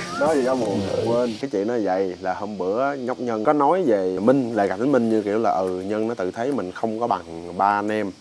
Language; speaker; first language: Vietnamese; native; Vietnamese